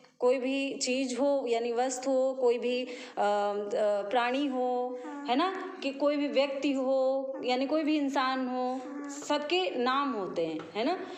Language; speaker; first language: Hindi; native; Hindi